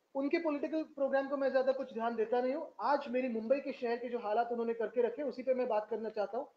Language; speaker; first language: Hindi; non-native, local second language; Marathi